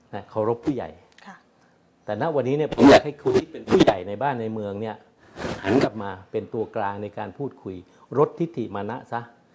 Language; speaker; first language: Thai; native; Thai